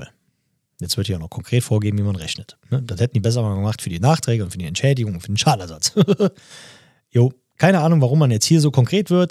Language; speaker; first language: German; native; German